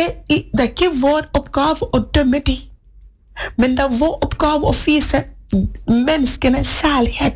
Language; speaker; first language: Norwegian; non-native, fluent; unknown